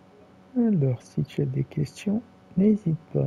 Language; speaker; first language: French; native; French